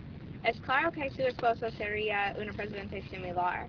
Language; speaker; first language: Spanish; non-native, learner; English